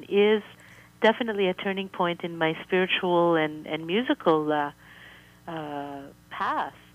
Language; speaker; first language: English; native; English